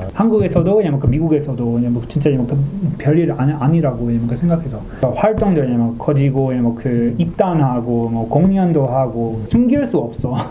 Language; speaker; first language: Korean; non-native, learner; English